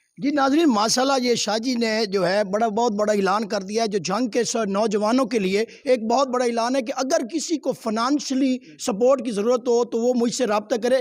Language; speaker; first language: Urdu; non-native, local second language; Punjabi